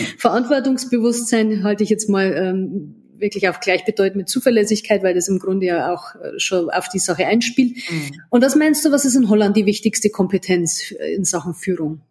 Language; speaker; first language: German; native; German